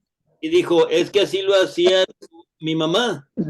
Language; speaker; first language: Spanish; native; Spanish